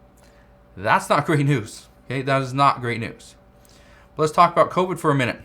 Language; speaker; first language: English; native; English